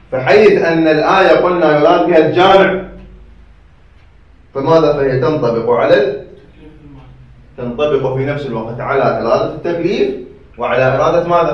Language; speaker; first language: Arabic; native; Arabic